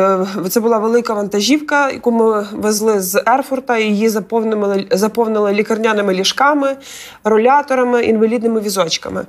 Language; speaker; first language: Ukrainian; native; Ukrainian